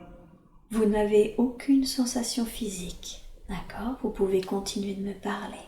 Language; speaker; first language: French; native; French